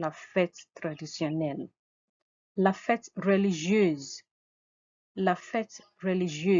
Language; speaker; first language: French; non-native, fluent; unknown